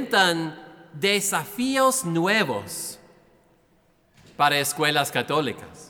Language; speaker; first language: Spanish; non-native, fluent; English